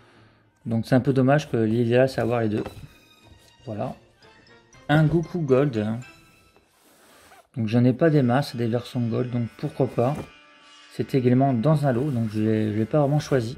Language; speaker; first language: French; native; French